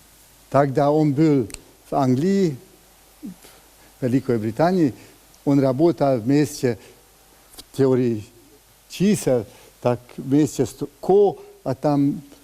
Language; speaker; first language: Russian; non-native, learner; Hungarian